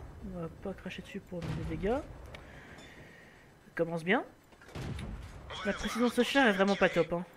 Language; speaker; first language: French; native; French